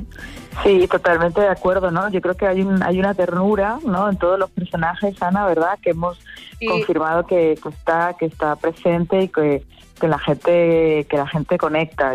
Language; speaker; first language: Spanish; native; Spanish